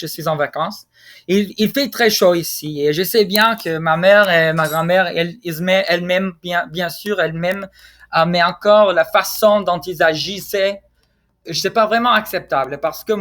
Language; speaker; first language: French; non-native, fluent; English